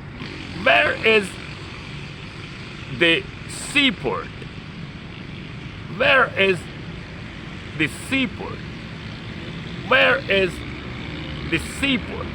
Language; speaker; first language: English; non-native, fluent; Urdu